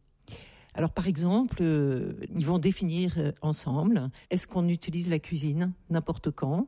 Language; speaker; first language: French; native; French